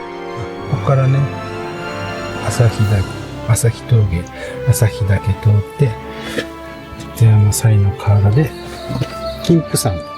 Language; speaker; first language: Japanese; native; Japanese